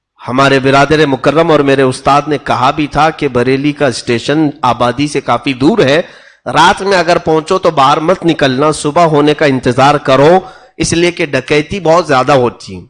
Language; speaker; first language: Urdu; native; Urdu